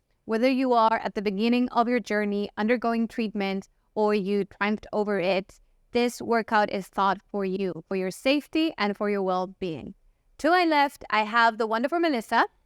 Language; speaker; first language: English; non-native, fluent; Italian